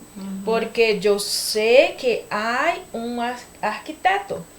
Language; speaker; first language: Spanish; non-native, learner; Portuguese